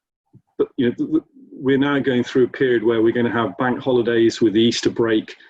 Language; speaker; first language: English; native; English